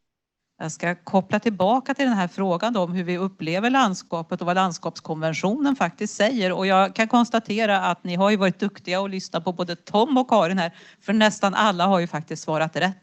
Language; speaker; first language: Swedish; native; Swedish